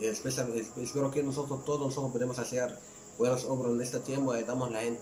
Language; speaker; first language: Spanish; non-native, learner; Arabic